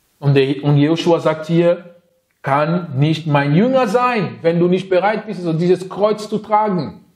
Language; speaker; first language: German; non-native, fluent; French